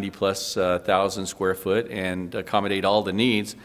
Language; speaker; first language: English; native; English